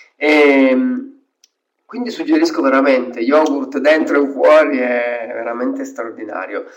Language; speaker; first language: Italian; native; Italian